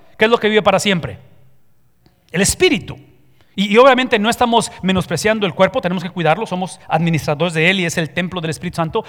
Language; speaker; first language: Spanish; early bilingual, heritage; Spanish